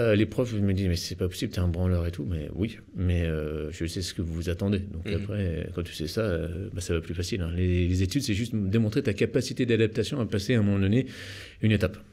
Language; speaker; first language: French; native; French